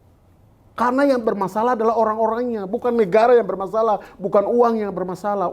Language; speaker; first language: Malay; non-native, local second language; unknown